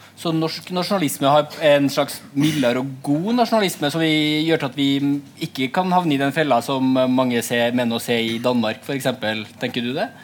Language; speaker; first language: Norwegian; native; Norwegian